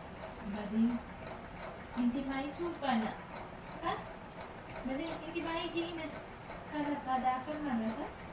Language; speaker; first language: Arabic; non-native, learner; Filipino